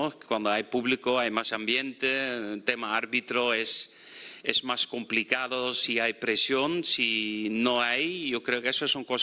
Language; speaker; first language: Spanish; non-native, fluent; Dutch